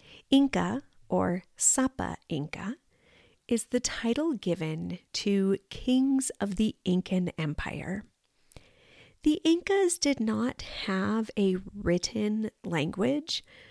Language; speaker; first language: English; native; English